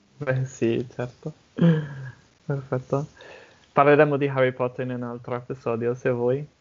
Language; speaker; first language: Italian; non-native, fluent; English